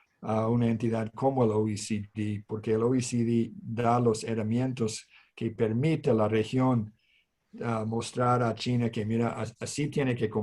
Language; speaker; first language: Spanish; non-native, fluent; English